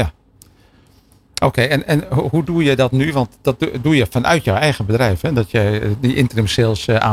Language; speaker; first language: Dutch; native; Dutch